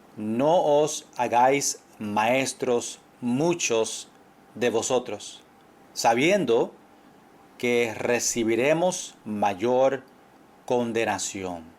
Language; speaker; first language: Spanish; non-native, fluent; English